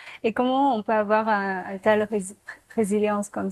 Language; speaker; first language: French; non-native, fluent; Chinese